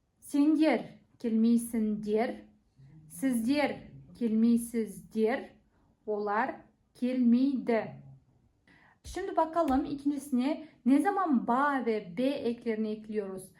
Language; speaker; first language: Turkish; non-native, fluent; Kazakh